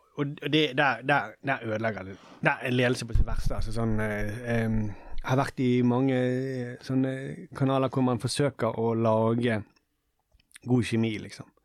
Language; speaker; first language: Norwegian; native; Norwegian